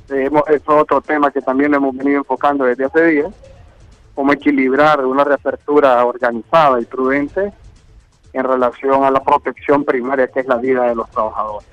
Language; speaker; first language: Spanish; native; Spanish